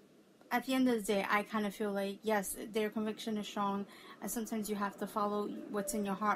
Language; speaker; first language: English; native; English